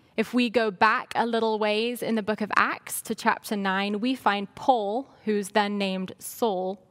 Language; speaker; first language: English; native; English